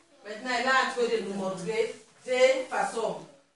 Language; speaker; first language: French; non-native, learner; Swahili